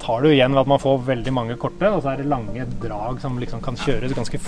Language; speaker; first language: Norwegian; native; Norwegian